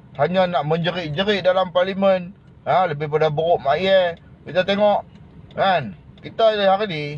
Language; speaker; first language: Malay; native; Malay